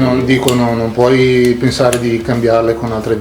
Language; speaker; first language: Italian; native; Italian